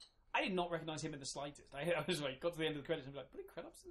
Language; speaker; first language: English; native; English